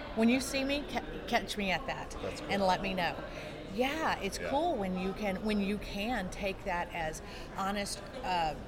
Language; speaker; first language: English; native; English